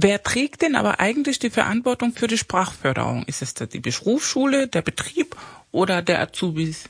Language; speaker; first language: German; non-native, fluent; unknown